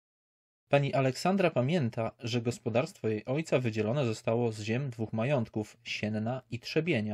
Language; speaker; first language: Polish; native; Polish